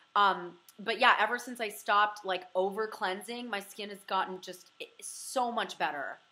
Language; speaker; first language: English; native; English